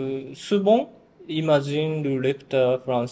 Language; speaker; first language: French; non-native, learner; Japanese